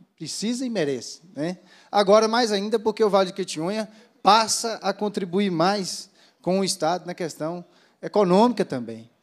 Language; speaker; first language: Portuguese; native; Portuguese